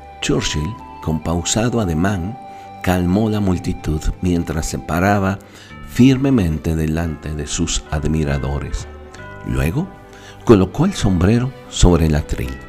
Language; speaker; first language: Spanish; native; Spanish